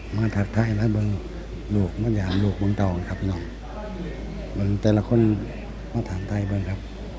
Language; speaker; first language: Thai; native; Thai